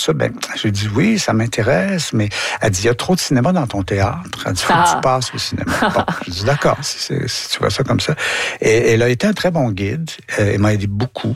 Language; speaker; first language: French; native; French